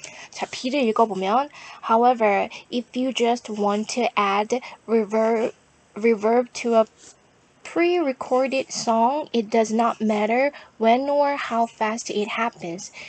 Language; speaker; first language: English; non-native, fluent; Korean